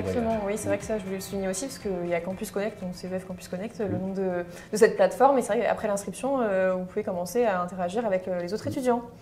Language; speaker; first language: French; native; French